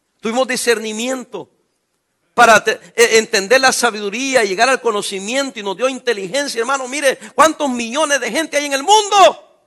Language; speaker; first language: Spanish; native; Spanish